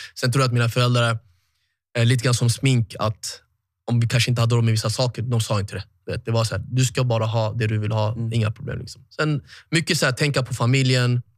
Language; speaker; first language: Swedish; early bilingual, other home language; Tigrinya